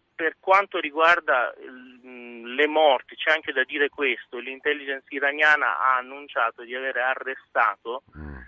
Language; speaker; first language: Italian; non-native, fluent; Persian